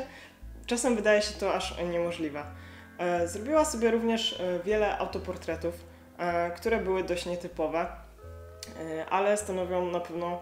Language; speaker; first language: Polish; native; Polish